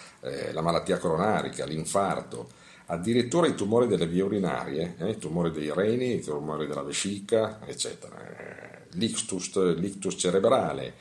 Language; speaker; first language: Italian; native; Italian